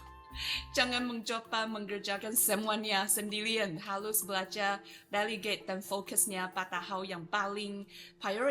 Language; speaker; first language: Indonesian; non-native, fluent; Chinese